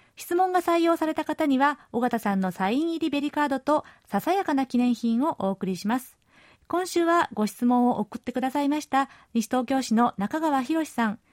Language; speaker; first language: Japanese; native; Japanese